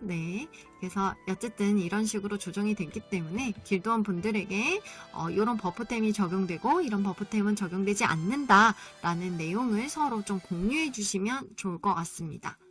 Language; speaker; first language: Korean; native; Korean